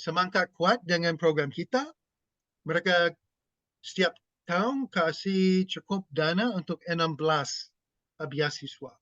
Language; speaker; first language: Indonesian; non-native, fluent; English